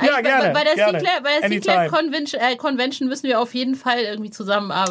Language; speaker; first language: German; native; German